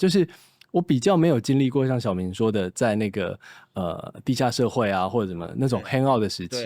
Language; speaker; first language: Chinese; native; Chinese